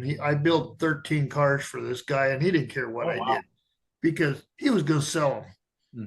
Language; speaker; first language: English; native; English